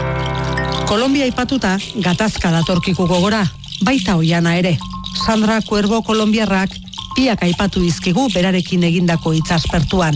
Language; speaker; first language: Basque; native; Basque